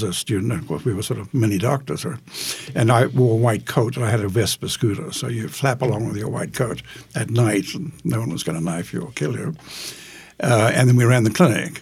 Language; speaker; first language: English; native; English